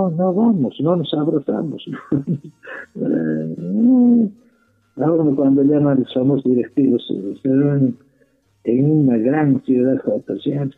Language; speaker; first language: Spanish; non-native, local second language; Quechua